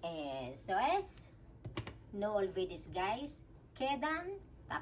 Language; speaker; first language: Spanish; non-native, learner; Filipino